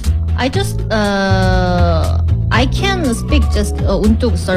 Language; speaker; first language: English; non-native, learner; Korean